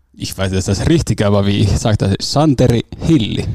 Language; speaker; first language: German; non-native, fluent; Finnish